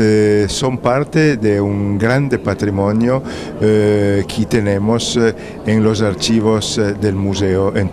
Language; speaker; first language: Spanish; non-native, fluent; Italian